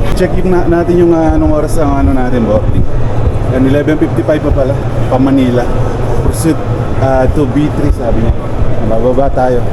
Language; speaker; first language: Filipino; non-native, local second language; Pampanga